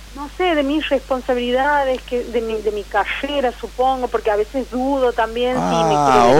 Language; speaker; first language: Spanish; native; Spanish